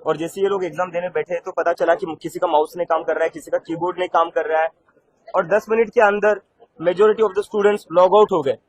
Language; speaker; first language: Hindi; non-native, local second language; Marathi